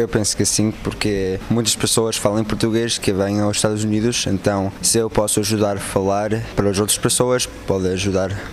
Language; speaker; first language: Portuguese; early bilingual, heritage; Portuguese